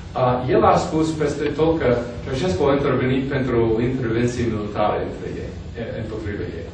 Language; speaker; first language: Romanian; non-native, fluent; English